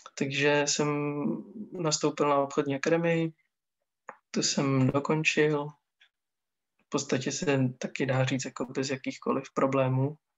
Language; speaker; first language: Czech; non-native, local second language; Romany